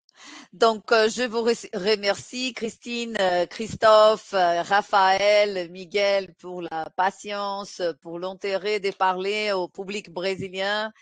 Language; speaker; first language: French; non-native, fluent; Portuguese